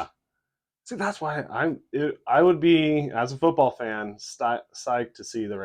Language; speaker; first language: English; native; English